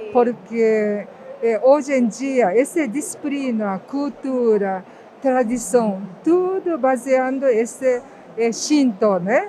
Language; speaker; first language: Portuguese; non-native, fluent; Japanese